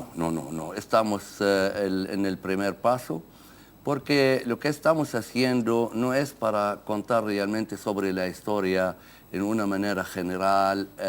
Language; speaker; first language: Spanish; non-native, fluent; Arabic